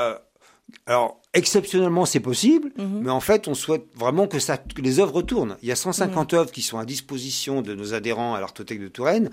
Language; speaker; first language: French; native; French